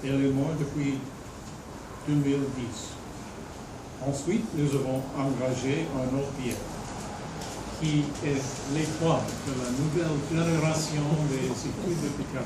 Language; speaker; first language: French; non-native, fluent; English